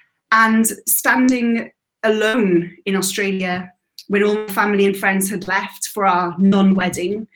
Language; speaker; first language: English; native; English